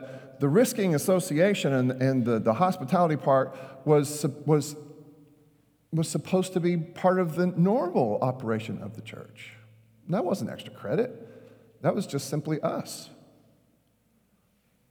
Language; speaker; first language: English; native; English